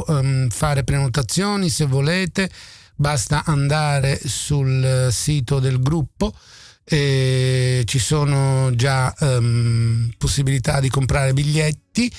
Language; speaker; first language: Italian; native; Italian